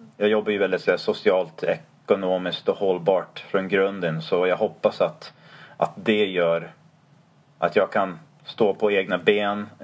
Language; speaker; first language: Swedish; non-native, fluent; English